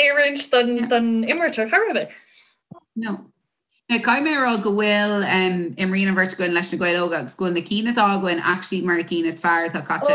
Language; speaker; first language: Irish; non-native, local second language; English